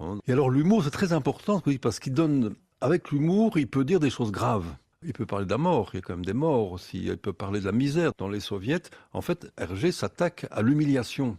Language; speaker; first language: French; native; French